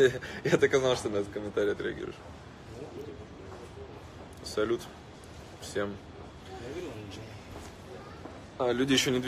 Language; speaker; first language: Russian; native; Russian